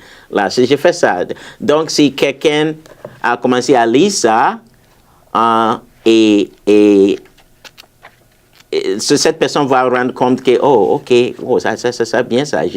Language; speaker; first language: French; non-native, fluent; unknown